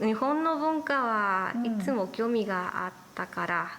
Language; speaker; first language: Japanese; non-native, learner; Spanish